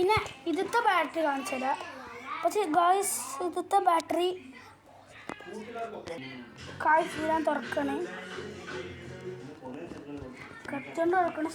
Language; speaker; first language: Malayalam; early bilingual, heritage; Malayalam